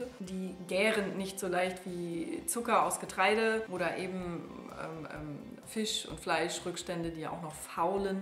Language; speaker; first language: German; native; German